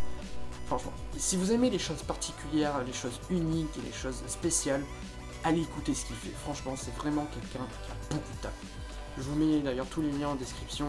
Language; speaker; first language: French; native; French